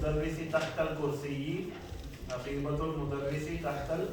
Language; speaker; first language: Arabic; non-native, fluent; Urdu